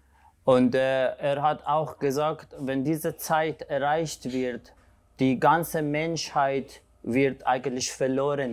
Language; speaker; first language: German; non-native, fluent; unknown